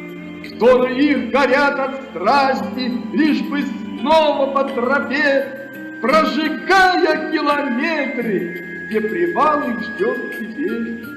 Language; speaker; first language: Russian; native; Russian